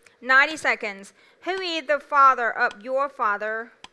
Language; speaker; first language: English; non-native, fluent; Vietnamese